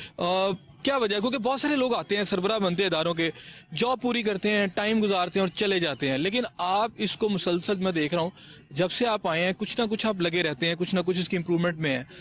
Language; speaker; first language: Urdu; non-native, local second language; Punjabi